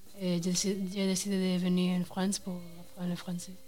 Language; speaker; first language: French; non-native, learner; Spanish